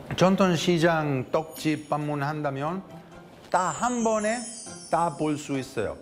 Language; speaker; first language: Korean; non-native, fluent; Italian